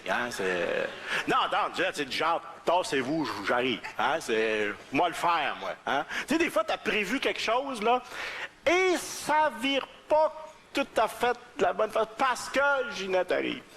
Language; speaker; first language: French; native; French